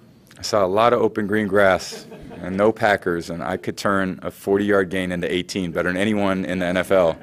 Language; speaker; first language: English; native; English